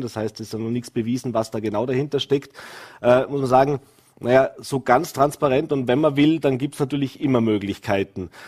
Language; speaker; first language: German; native; German